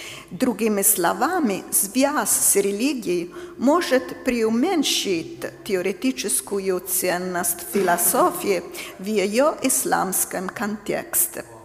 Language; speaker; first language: Russian; non-native, fluent; Italian